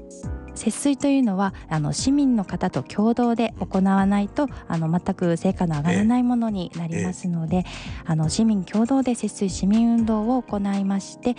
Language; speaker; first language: Japanese; native; Japanese